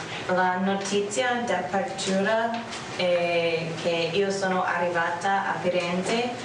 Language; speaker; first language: Italian; non-native, learner; English